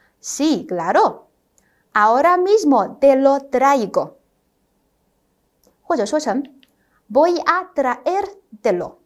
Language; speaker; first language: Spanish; non-native, fluent; Chinese